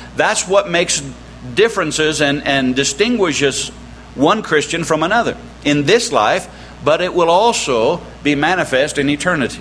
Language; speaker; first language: English; native; English